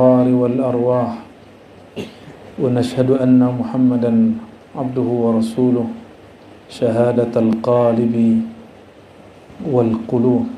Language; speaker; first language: Arabic; non-native, fluent; Indonesian